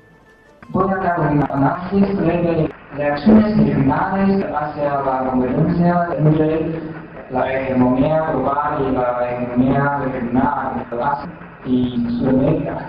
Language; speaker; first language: Spanish; non-native, fluent; Chinese